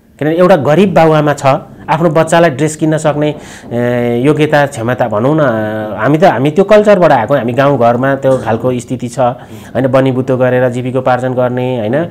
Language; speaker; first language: Nepali; native; Nepali